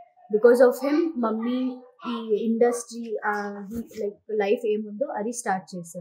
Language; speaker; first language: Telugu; non-native, local second language; Kannada